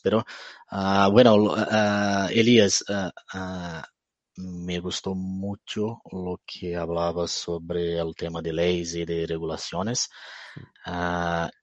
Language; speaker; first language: Spanish; non-native, fluent; Portuguese